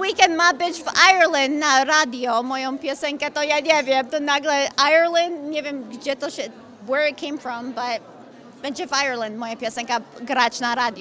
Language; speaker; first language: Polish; early bilingual, heritage; Polish